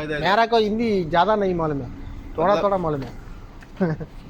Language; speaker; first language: Hindi; non-native, learner; Tamil